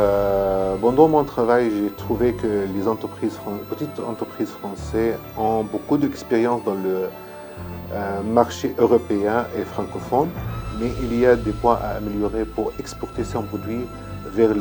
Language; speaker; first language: French; non-native, learner; Arabic